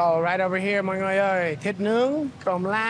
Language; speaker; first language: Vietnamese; non-native, fluent; English